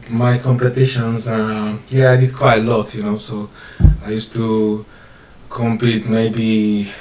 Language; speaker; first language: English; non-native, fluent; Slovak